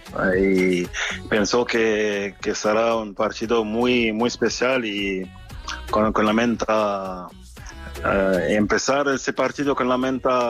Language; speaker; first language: Spanish; non-native, fluent; French